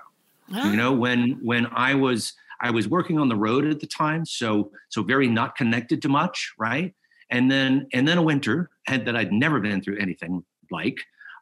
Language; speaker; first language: English; native; English